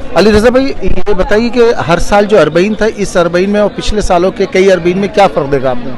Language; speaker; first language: Urdu; native; Urdu